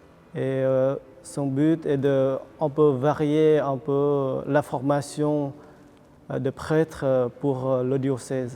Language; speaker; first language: French; non-native, fluent; Vietnamese